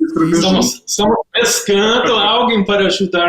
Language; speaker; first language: Portuguese; non-native, learner; English